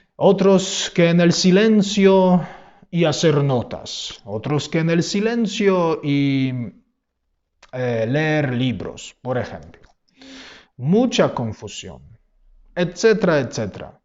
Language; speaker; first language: Spanish; non-native, fluent; Polish